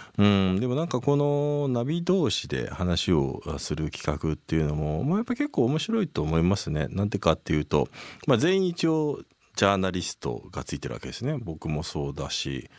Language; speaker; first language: Japanese; native; Japanese